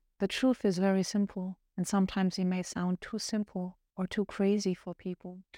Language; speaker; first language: English; non-native, fluent; German